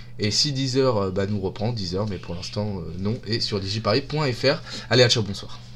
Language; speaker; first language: French; native; French